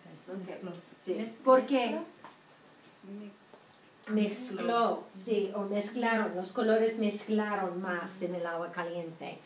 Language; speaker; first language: Spanish; non-native, fluent; English